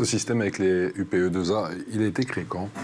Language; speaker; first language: French; native; French